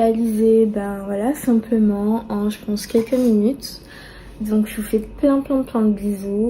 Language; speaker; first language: French; native; French